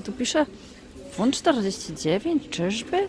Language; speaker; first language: Polish; native; Polish